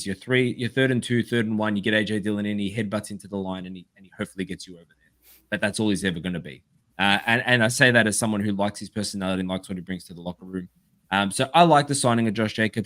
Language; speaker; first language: English; native; English